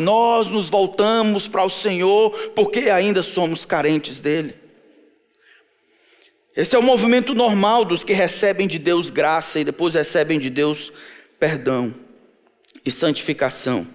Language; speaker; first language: Portuguese; native; Portuguese